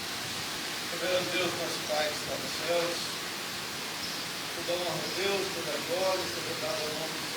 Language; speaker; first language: Portuguese; native; Portuguese